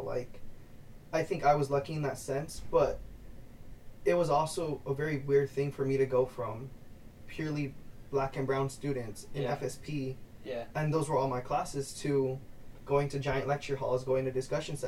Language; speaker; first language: English; early bilingual, other home language; Spanish